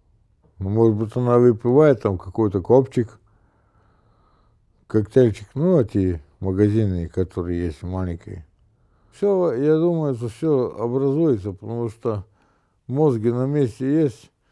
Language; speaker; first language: Russian; native; Russian